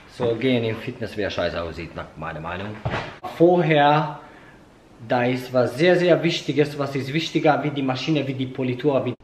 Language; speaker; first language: German; non-native, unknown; Hungarian